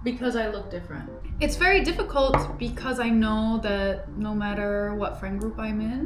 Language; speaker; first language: English; native; English